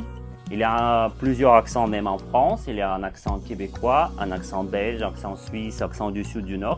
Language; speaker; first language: French; non-native, fluent; Russian